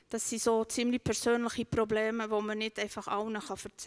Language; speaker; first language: German; native; German